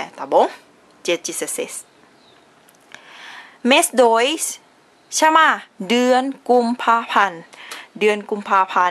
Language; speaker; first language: Portuguese; non-native, learner; Thai